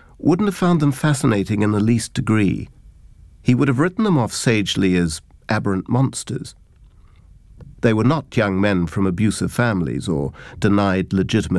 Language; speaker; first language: English; native; English